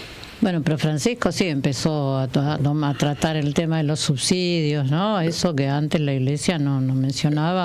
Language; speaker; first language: Spanish; native; Spanish